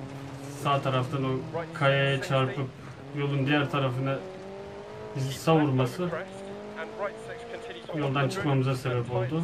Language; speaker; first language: Turkish; native; Turkish